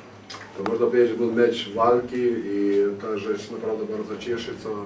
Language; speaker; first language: Polish; non-native, fluent; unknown